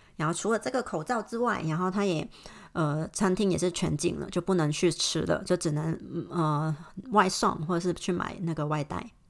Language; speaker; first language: Chinese; non-native, fluent; Cantonese